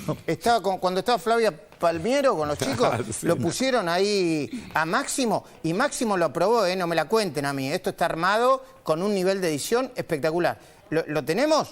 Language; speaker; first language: Spanish; native; Spanish